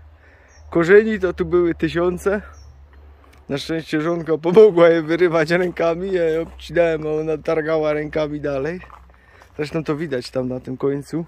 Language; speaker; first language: Polish; native; Polish